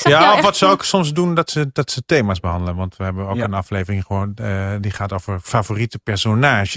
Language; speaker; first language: Dutch; native; Dutch